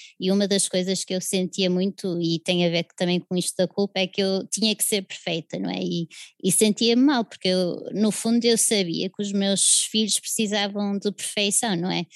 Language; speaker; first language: Portuguese; early bilingual, other home language; English